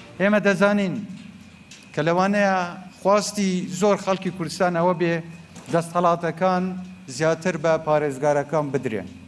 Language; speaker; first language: Central Kurdish; non-native, local second language; Kurdish